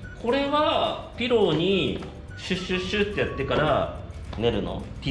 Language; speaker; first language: Japanese; native; Japanese